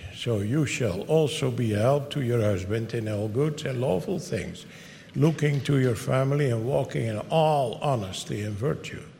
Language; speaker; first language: English; non-native, fluent; Dutch